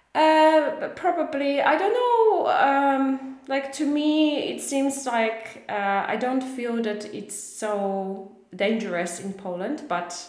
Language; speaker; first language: English; non-native, fluent; Polish